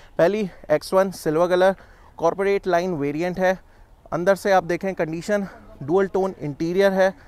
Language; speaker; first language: Hindi; native; Hindi